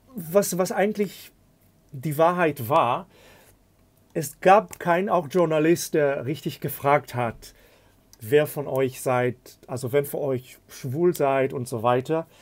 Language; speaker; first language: German; non-native, fluent; Hebrew